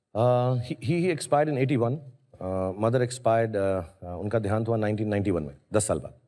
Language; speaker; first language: Hindi; native; Hindi